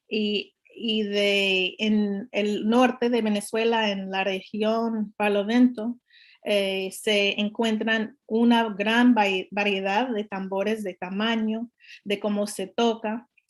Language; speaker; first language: Spanish; non-native, learner; English